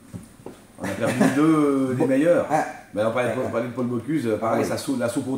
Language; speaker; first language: French; native; French